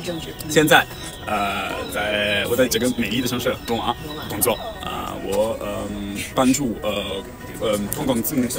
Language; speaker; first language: Chinese; non-native, fluent; Italian